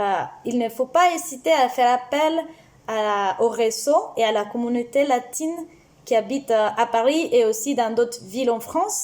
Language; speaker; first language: French; non-native, fluent; Spanish